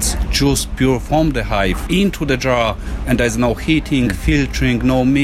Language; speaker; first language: English; non-native, fluent; Polish